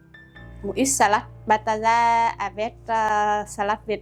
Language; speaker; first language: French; non-native, learner; Vietnamese